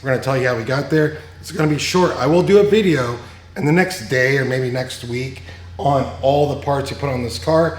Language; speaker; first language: English; native; English